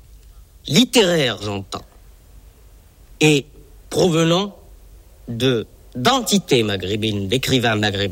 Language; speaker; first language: French; non-native, local second language; Tachelhit